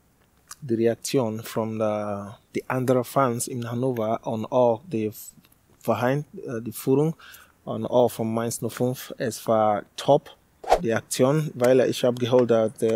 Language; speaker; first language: German; non-native, learner; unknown